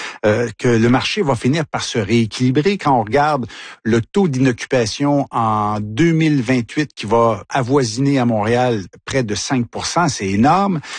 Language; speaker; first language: French; native; French